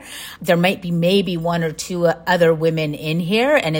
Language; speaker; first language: English; native; English